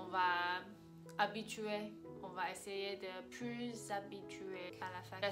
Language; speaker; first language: French; non-native, fluent; Chinese